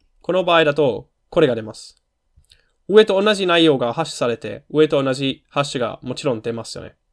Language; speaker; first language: Japanese; non-native, fluent; German